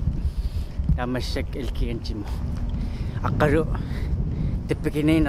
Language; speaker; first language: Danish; non-native, local second language; Kalaallisut